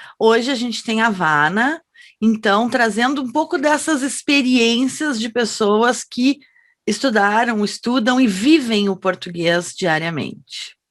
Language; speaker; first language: Portuguese; native; Portuguese